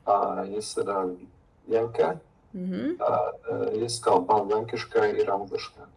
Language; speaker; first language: Lithuanian; non-native, learner; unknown